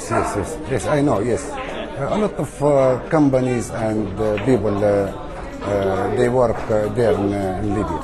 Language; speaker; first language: English; non-native, learner; Arabic